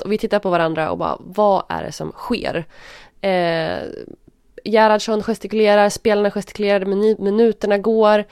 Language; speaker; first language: Swedish; native; Swedish